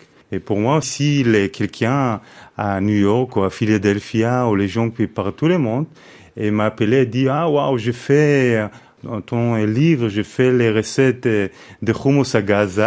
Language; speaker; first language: French; non-native, fluent; Hebrew